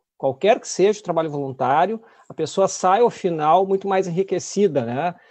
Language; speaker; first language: Portuguese; native; Portuguese